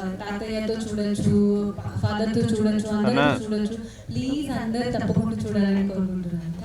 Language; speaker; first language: Telugu; non-native, learner; Marathi